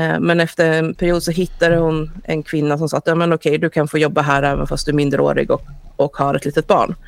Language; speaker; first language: Swedish; early bilingual, other home language; Spanish